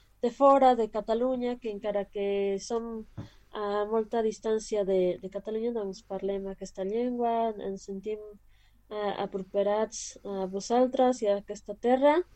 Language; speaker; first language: Catalan; non-native, learner; Spanish